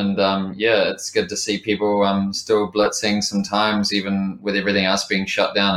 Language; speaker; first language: English; native; English